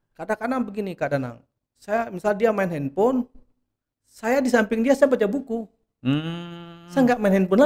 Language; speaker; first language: Indonesian; native; Indonesian